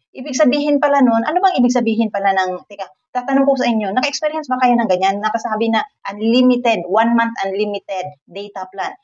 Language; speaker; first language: Filipino; native; Filipino